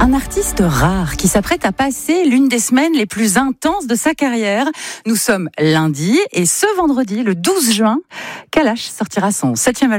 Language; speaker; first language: French; native; French